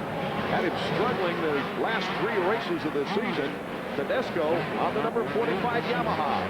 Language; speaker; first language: English; native; English